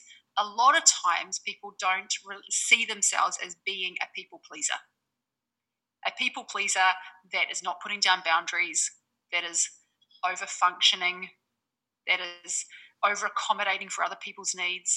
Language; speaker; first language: English; native; English